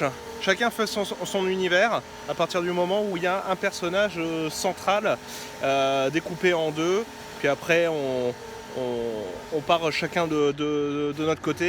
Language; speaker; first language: French; native; French